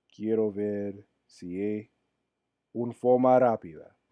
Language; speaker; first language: Spanish; non-native, learner; English